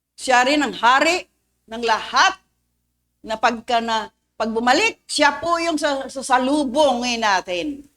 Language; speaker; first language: Filipino; non-native, local second language; Cebuano